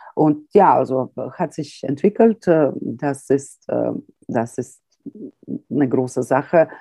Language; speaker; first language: German; early bilingual, heritage; Croatian